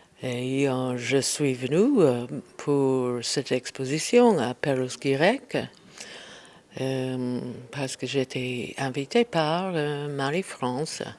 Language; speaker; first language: French; non-native, fluent; English